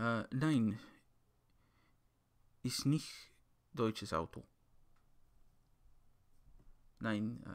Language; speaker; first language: German; non-native, learner; English